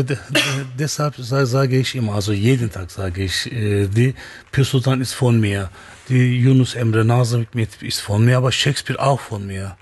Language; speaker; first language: German; non-native, learner; Turkish